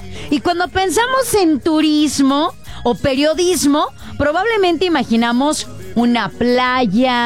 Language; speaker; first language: Spanish; native; Spanish